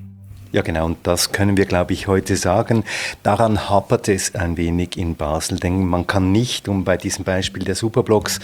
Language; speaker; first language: German; native; German